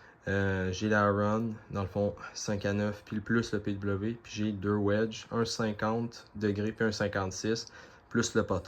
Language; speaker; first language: French; native; French